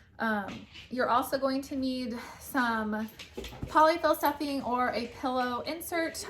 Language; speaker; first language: English; native; English